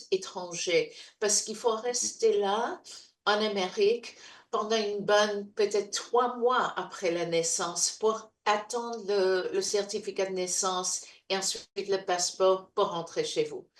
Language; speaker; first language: French; non-native, fluent; English